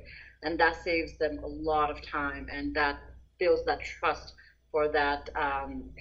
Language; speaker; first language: English; non-native, local second language; Nepali